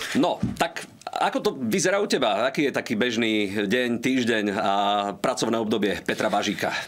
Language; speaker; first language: Slovak; native; Slovak